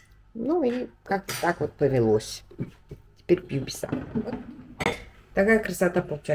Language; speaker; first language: Russian; native; Russian